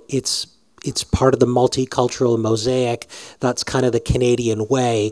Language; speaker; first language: English; native; English